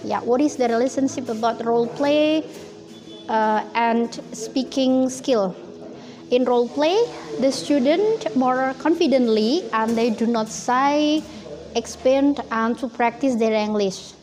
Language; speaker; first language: English; non-native, fluent; Indonesian